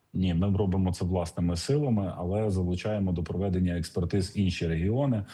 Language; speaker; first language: Ukrainian; native; Ukrainian